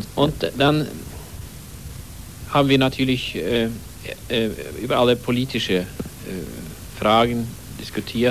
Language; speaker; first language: German; non-native, fluent; Norwegian